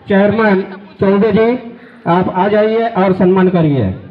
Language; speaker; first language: Hindi; non-native, local second language; Marathi